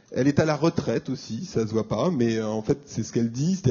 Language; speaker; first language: French; native; French